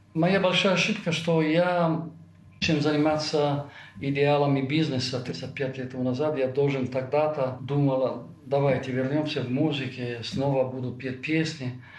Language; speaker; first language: Russian; non-native, fluent; Italian